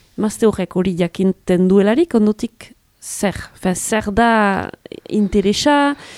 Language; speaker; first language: Basque; native; Basque